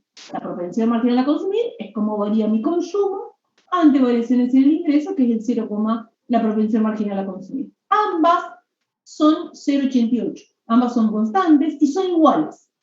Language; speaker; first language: Spanish; native; Spanish